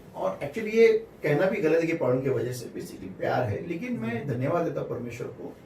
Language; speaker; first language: Hindi; non-native, local second language; Marathi